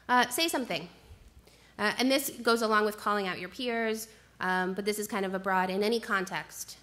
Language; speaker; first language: English; native; English